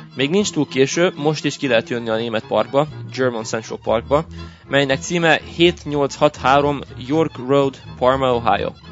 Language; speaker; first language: Hungarian; early bilingual, heritage; Hungarian